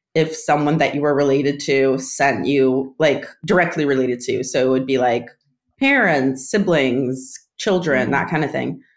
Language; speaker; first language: English; early bilingual, other home language; Russian